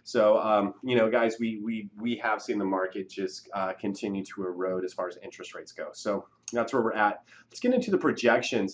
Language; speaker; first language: English; native; English